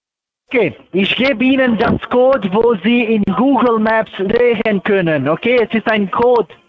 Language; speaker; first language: German; non-native, fluent; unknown